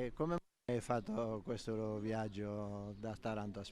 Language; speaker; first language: Italian; non-native, fluent; Greek